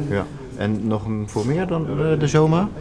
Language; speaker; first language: Dutch; native; Dutch